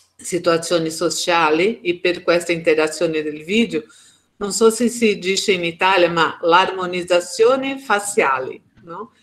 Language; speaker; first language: Italian; non-native, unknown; Portuguese